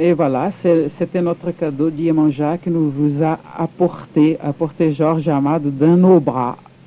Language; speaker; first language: French; non-native, fluent; Portuguese